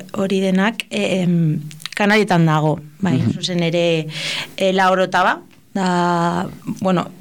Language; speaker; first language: Basque; non-native, local second language; Spanish